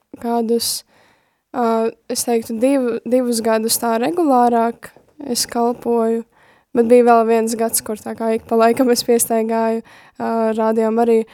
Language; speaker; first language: Latvian; native; Latvian